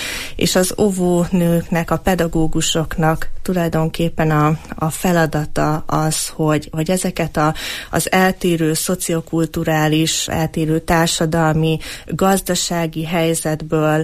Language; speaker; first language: Hungarian; native; Hungarian